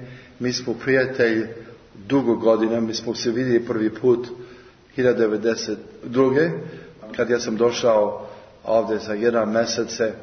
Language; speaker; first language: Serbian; non-native, learner; English